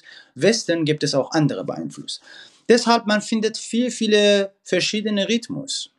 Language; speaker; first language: German; non-native, fluent; Persian